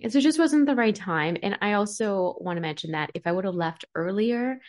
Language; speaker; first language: English; early bilingual, other home language; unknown